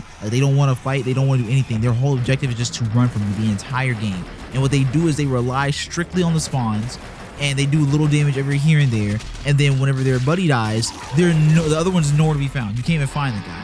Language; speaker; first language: English; native; English